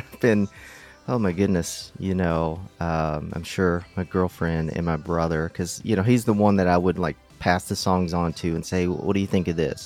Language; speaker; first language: English; native; English